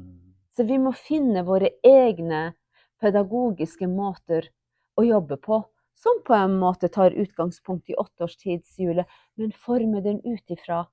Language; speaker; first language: Norwegian; non-native, local second language; Northern Sami